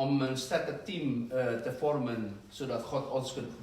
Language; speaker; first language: Dutch; non-native, fluent; Indonesian